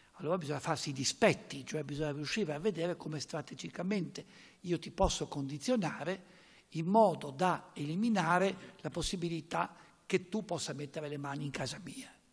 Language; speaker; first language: Italian; native; Italian